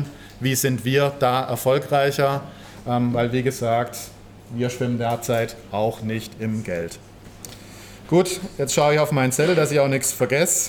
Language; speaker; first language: German; native; German